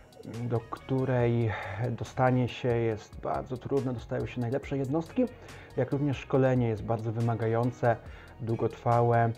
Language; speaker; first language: Polish; native; Polish